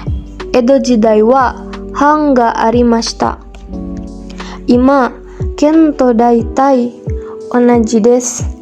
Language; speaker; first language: Japanese; non-native, learner; Indonesian